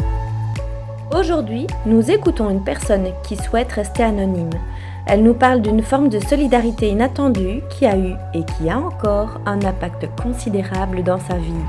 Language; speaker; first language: French; native; French